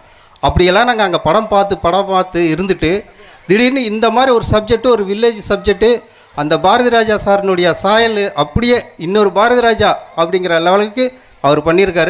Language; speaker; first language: Tamil; native; Tamil